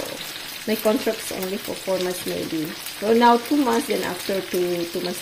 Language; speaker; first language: English; non-native, local second language; Filipino